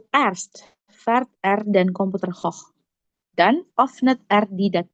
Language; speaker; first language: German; non-native, fluent; Indonesian